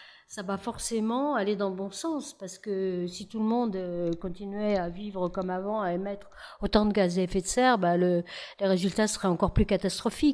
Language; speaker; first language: French; native; French